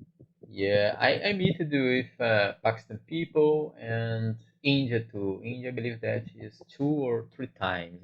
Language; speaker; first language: English; non-native, learner; Portuguese